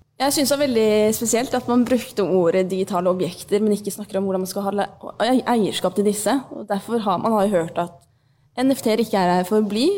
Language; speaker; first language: Norwegian; early bilingual, other home language; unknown